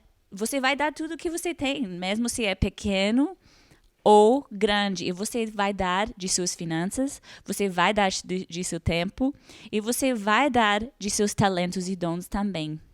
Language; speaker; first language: Portuguese; non-native, fluent; English